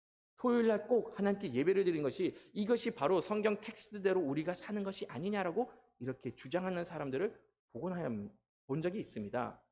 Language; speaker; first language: Korean; native; Korean